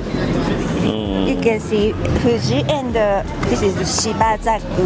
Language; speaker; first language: English; non-native, learner; Japanese